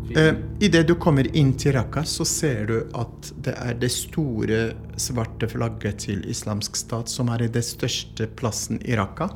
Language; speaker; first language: Norwegian; non-native, fluent; Arabic